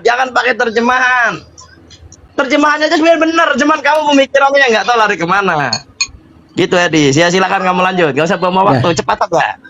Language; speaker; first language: Indonesian; native; Indonesian